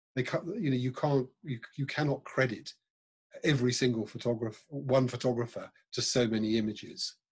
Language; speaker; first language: English; native; English